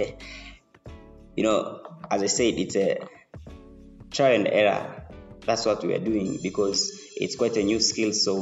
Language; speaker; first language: English; non-native, local second language; Swahili